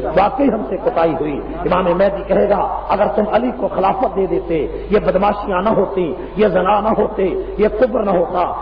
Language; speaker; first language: Urdu; non-native, local second language; Punjabi